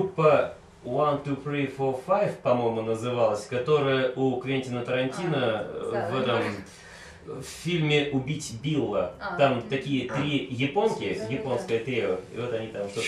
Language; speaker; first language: Russian; native; Russian